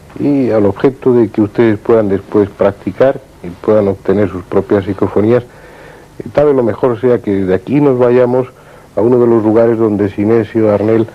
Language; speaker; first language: Spanish; native; Spanish